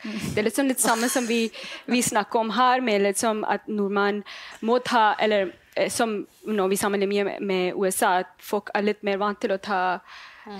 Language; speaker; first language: Norwegian; non-native, learner; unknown